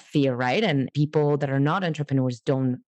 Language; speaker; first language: English; non-native, fluent; Spanish